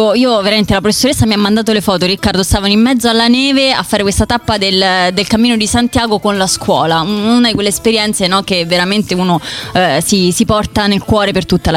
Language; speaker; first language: Italian; native; Italian